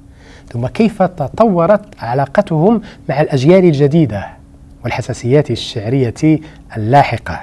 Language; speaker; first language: Arabic; native; Arabic